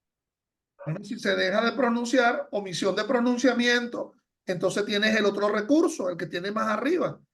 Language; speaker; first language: Spanish; native; Spanish